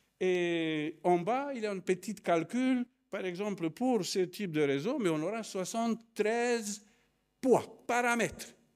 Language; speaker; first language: French; non-native, fluent; Romanian